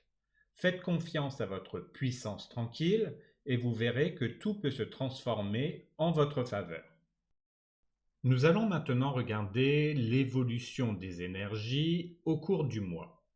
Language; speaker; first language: French; native; French